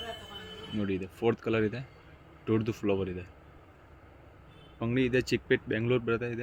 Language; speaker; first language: Kannada; non-native, local second language; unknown